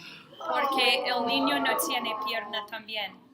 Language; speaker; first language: Spanish; non-native, learner; English